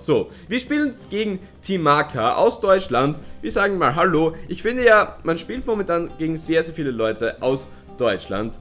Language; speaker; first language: German; native; German